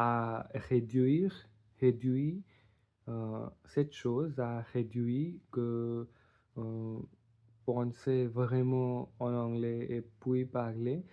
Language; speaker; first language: French; non-native, learner; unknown